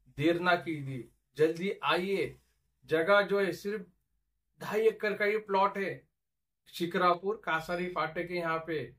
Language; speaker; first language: Hindi; non-native, local second language; Marathi